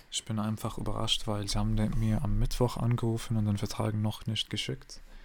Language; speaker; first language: German; non-native, learner; English